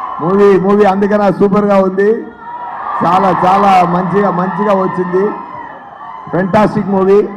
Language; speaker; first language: Telugu; non-native, learner; Tamil